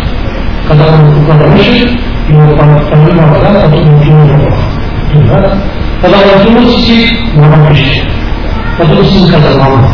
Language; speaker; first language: Russian; non-native, learner; Tibetan